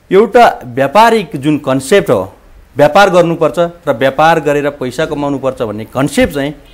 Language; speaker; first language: Nepali; native; Nepali